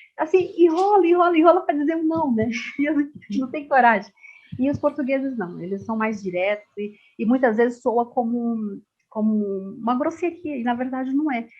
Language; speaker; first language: Portuguese; native; Portuguese